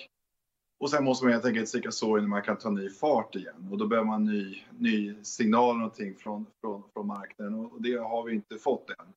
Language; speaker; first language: Swedish; native; Swedish